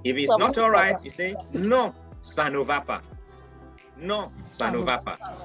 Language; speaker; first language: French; non-native, fluent; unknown